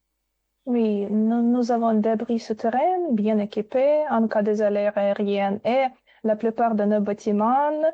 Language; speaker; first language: French; non-native, fluent; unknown